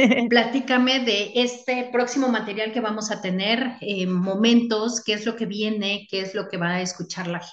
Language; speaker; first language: Spanish; native; Spanish